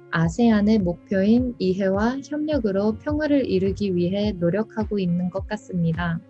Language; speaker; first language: Korean; early bilingual, other home language; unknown